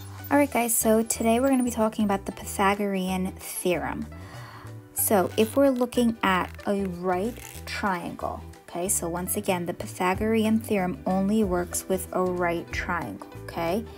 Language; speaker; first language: English; native; English